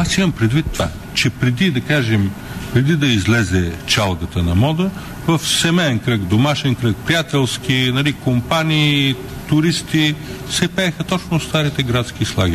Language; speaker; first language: Bulgarian; native; Bulgarian